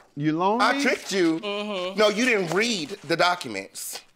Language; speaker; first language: English; native; English